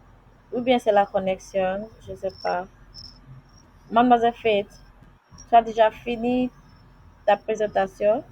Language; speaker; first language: French; non-native, learner; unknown